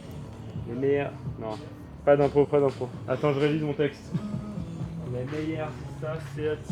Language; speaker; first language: French; native; French